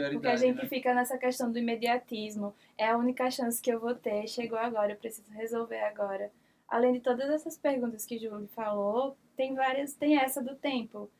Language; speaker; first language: Portuguese; native; Portuguese